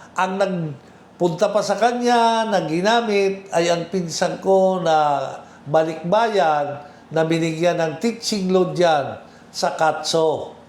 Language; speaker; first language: Filipino; non-native, local second language; Bikol